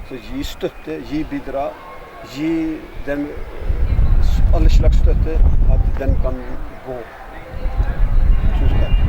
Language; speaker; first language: Norwegian; non-native, fluent; Urdu